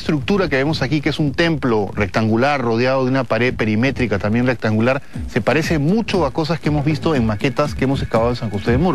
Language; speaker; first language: Spanish; native; Spanish